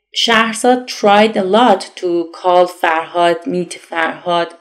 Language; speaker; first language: English; non-native, fluent; Persian